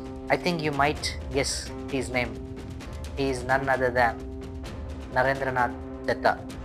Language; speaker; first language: English; non-native, local second language; Telugu